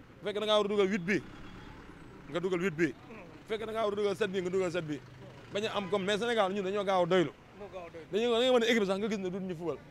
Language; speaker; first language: Wolof; native; Wolof